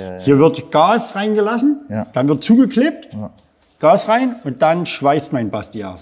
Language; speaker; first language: German; native; German